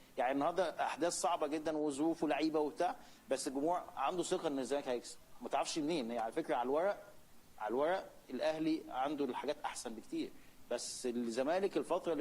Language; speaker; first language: Arabic; native; Arabic